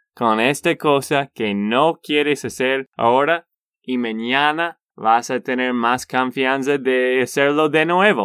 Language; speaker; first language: Spanish; non-native, learner; English